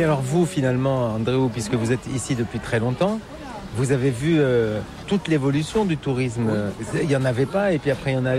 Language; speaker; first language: French; native; French